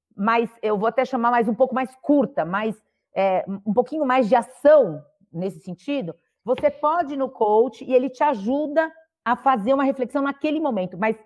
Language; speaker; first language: Portuguese; native; Portuguese